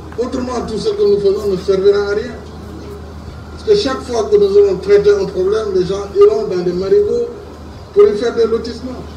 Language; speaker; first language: French; non-native, local second language; Wolof